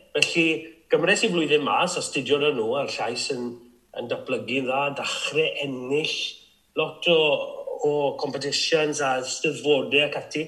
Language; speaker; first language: Welsh; native; Welsh